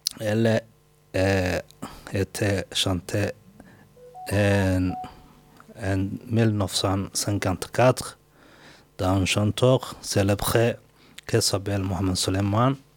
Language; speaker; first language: French; non-native, learner; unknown